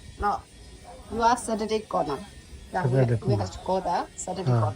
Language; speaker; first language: English; non-native, learner; Burmese